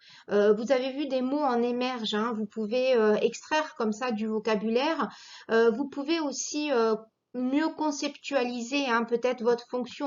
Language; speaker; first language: French; native; French